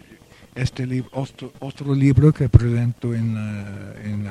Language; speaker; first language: Spanish; non-native, fluent; Welsh